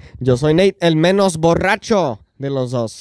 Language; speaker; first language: Spanish; non-native, fluent; English